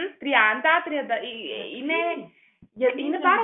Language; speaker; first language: Greek; non-native, fluent; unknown